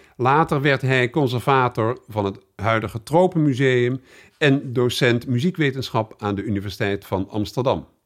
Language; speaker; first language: Dutch; native; Dutch